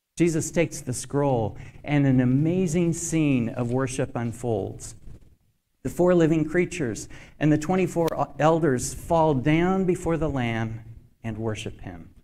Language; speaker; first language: English; native; English